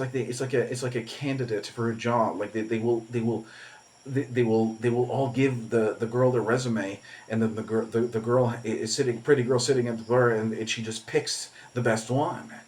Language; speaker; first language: English; native; English